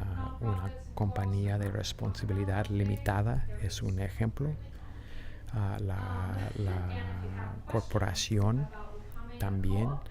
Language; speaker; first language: Spanish; non-native, fluent; English